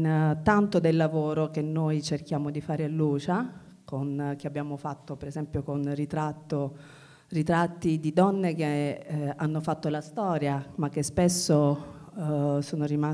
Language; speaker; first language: Italian; native; Italian